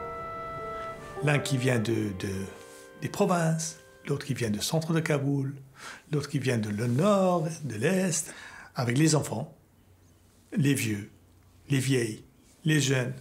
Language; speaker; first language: French; non-native, fluent; Persian